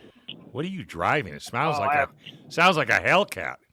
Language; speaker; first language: English; native; English